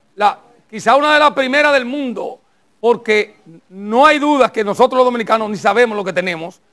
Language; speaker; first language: Spanish; native; Spanish